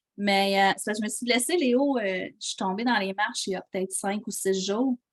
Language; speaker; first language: French; native; French